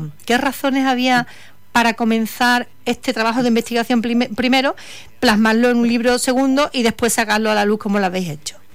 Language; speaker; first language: Spanish; native; Spanish